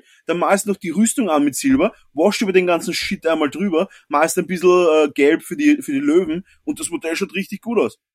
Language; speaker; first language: German; native; German